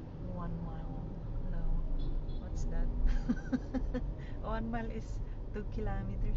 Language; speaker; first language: English; non-native, local second language; Iloko